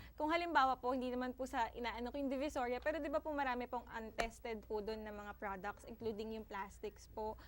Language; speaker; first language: Filipino; native; Filipino